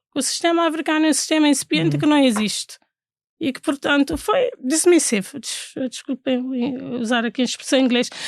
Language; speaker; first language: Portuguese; non-native, local second language; Fula